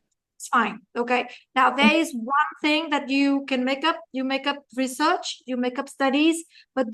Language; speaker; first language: English; non-native, fluent; Vietnamese